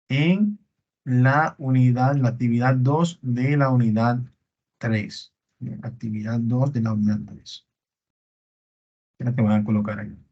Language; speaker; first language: Spanish; native; Spanish